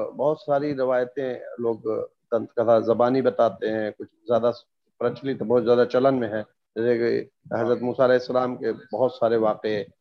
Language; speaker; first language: Urdu; native; Urdu